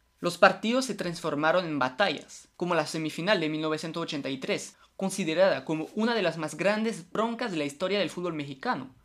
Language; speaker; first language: Spanish; non-native, fluent; French